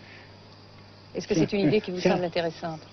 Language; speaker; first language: French; native; French